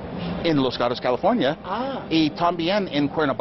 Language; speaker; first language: Spanish; non-native, learner; English